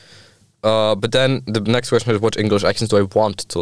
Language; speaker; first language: English; non-native, fluent; Norwegian